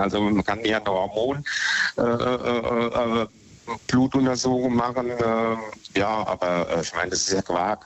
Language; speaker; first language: German; native; German